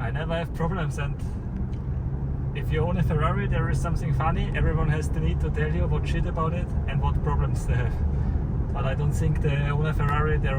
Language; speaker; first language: English; non-native, fluent; German